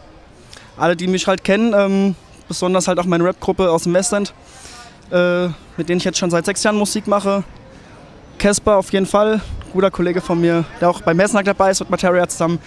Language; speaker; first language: German; native; German